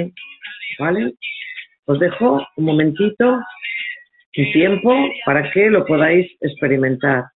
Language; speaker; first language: Spanish; native; Spanish